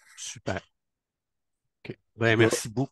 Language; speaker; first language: French; native; French